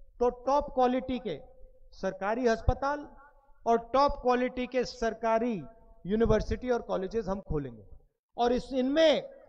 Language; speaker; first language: Hindi; native; Hindi